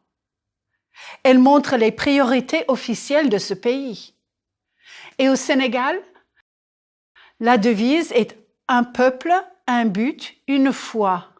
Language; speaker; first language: French; non-native, fluent; English